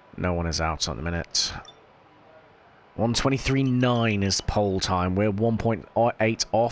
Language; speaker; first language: English; native; English